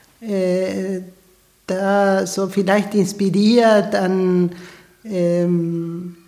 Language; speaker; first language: German; non-native, fluent; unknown